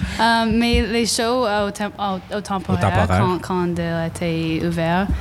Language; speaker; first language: French; non-native, learner; English